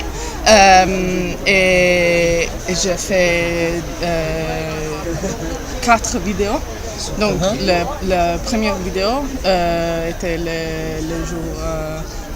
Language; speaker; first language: French; non-native, learner; Italian